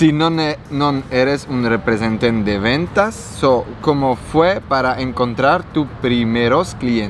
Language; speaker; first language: Spanish; non-native, learner; French